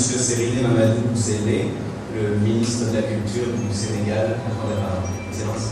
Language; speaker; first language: French; native; French